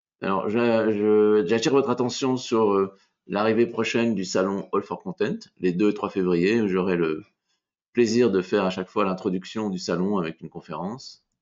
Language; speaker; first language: French; native; French